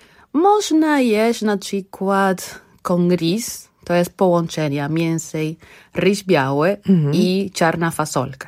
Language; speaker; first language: Polish; non-native, learner; Spanish